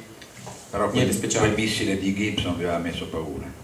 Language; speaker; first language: Italian; native; Italian